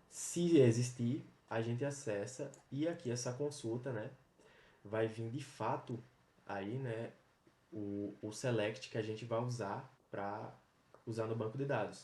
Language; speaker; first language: Portuguese; native; Portuguese